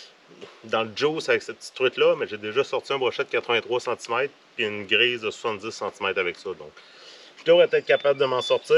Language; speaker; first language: French; native; French